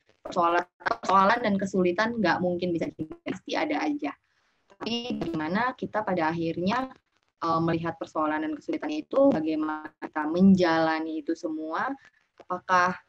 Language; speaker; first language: Indonesian; native; Indonesian